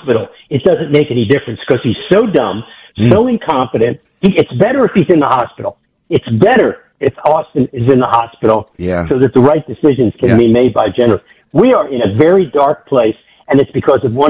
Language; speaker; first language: English; native; English